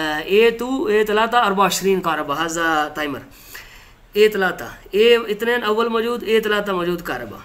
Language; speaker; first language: Arabic; non-native, learner; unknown